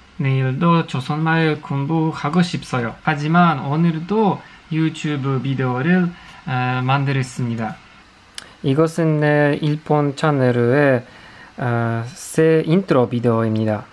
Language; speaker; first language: Korean; non-native, learner; Polish